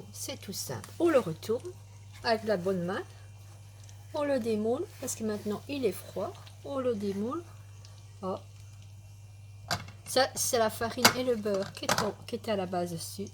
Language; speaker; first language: French; native; French